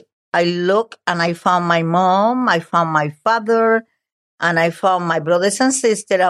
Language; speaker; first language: English; non-native, fluent; Spanish